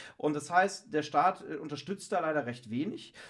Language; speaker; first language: German; native; German